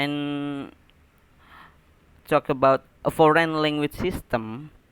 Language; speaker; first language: English; non-native, learner; Indonesian